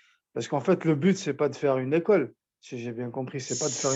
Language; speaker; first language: French; non-native, local second language; Arabic